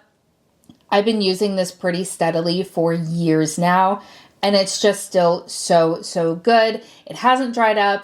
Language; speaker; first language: English; native; English